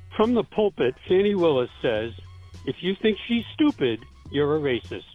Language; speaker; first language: English; non-native, fluent; Persian